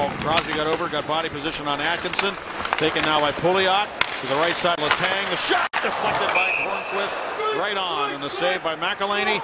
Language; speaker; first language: English; native; English